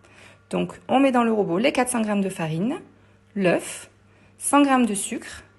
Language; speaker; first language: French; native; French